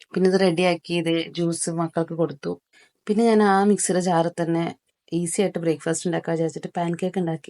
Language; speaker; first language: Malayalam; native; Malayalam